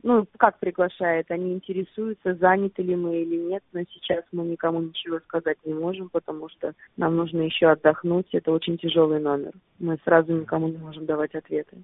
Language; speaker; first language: Russian; native; Russian